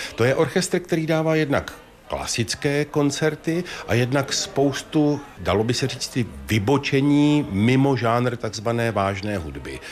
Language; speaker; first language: Czech; native; Czech